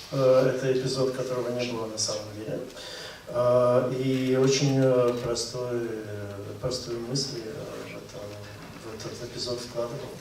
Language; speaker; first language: Russian; native; Russian